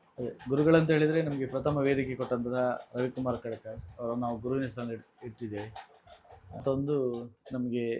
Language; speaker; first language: Kannada; non-native, local second language; Tulu